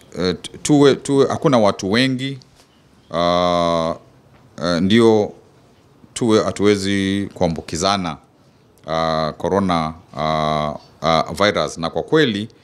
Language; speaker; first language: Swahili; non-native, local second language; Kamba